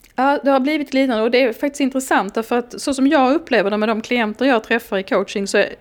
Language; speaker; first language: Swedish; native; Swedish